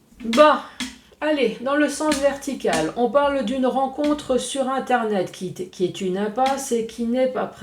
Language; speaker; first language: French; native; French